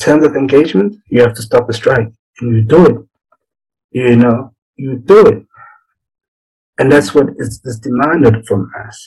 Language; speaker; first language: English; non-native, local second language; Zulu